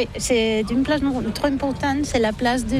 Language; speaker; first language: French; non-native, learner; Catalan